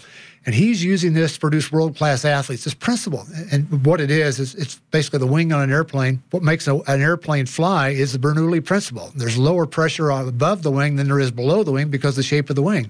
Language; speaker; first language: English; native; English